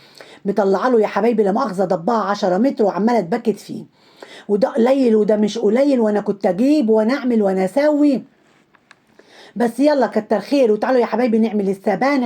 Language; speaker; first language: Arabic; native; Arabic